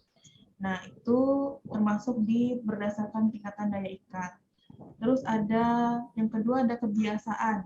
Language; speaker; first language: Indonesian; native; Indonesian